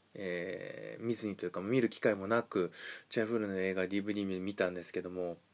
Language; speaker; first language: Japanese; native; Japanese